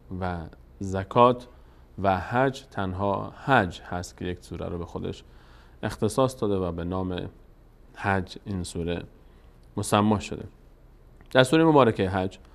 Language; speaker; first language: Persian; native; Persian